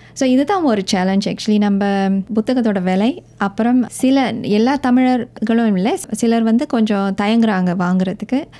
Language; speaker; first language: Tamil; native; Tamil